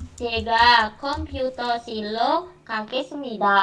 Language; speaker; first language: Korean; non-native, learner; Indonesian